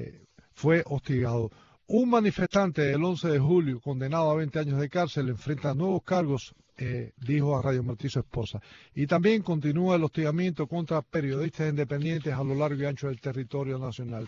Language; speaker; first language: Spanish; native; Spanish